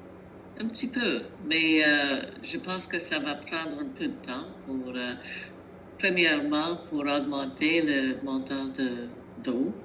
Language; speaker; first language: French; non-native, fluent; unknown